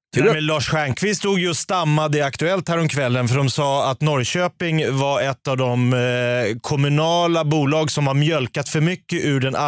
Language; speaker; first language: Swedish; native; Swedish